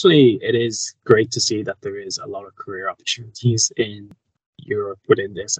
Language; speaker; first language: English; native; English